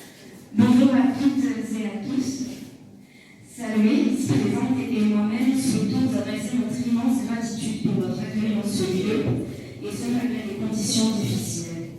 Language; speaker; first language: French; native; French